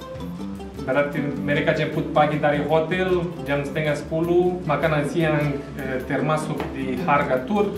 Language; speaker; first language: Indonesian; non-native, fluent; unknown